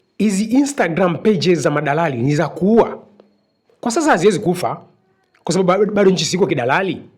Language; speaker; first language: Swahili; native; Swahili